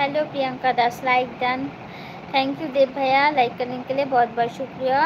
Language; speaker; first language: Hindi; non-native, local second language; Bangla